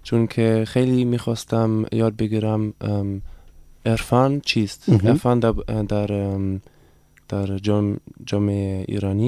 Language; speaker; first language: Persian; non-native, learner; German